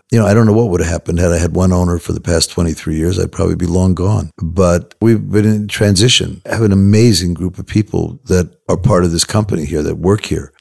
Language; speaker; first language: English; native; English